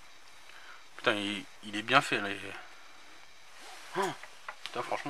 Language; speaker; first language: French; native; French